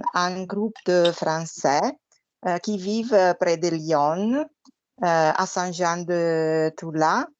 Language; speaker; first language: French; non-native, learner; Italian